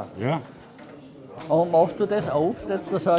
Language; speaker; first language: German; native; German